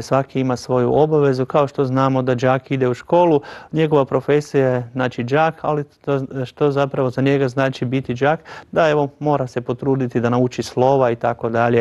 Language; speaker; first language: Croatian; native; Croatian